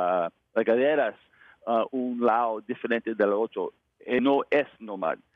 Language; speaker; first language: Spanish; non-native, learner; English